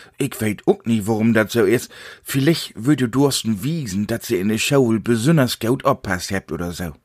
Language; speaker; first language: German; native; German